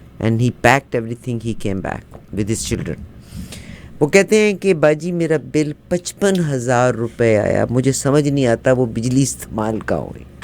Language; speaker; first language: Urdu; native; Urdu